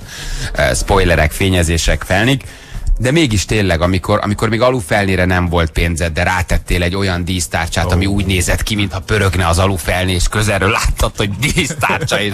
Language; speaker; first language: Hungarian; native; Hungarian